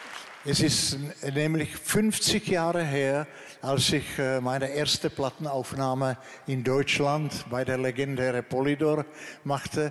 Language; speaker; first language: German; non-native, fluent; Czech